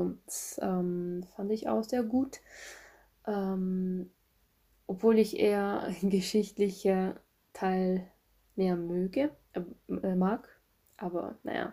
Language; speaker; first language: German; non-native, fluent; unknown